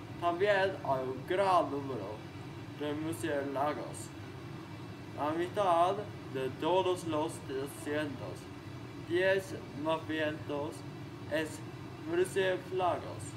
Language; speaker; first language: Spanish; non-native, learner; Swedish